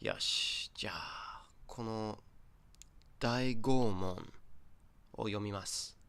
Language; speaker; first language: Japanese; non-native, fluent; English